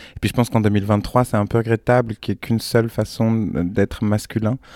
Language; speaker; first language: French; native; French